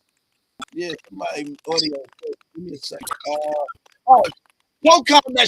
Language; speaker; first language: English; native; English